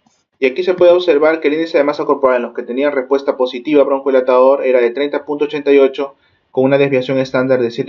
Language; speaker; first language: Spanish; native; Spanish